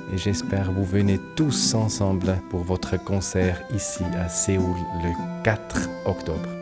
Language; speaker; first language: French; non-native, fluent; Swiss German